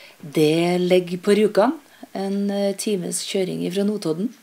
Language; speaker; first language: Norwegian; native; Norwegian